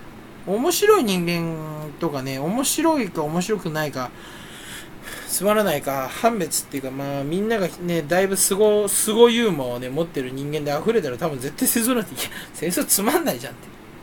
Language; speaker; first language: Japanese; native; Japanese